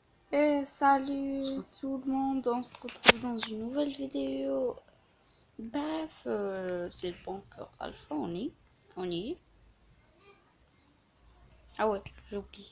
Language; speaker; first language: French; non-native, learner; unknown